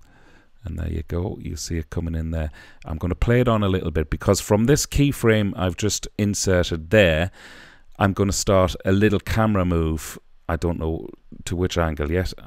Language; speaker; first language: English; native; English